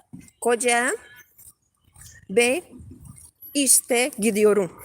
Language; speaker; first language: Turkish; non-native, learner; Portuguese